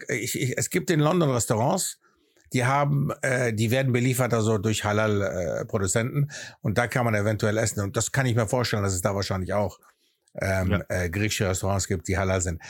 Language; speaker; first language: German; early bilingual, other home language; Greek